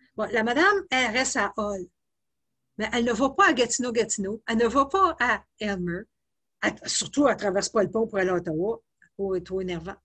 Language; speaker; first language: French; native; French